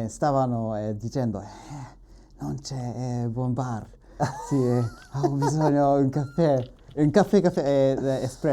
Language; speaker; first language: Italian; non-native, learner; Japanese